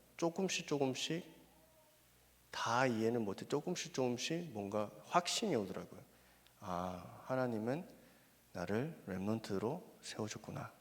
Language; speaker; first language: Korean; non-native, fluent; Spanish